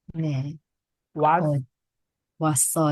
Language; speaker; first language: Korean; non-native, learner; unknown